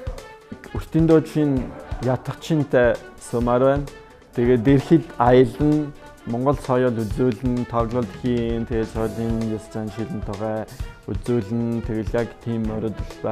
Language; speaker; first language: Mongolian; non-native, learner; French